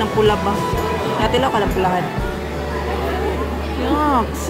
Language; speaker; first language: Filipino; non-native, local second language; Cebuano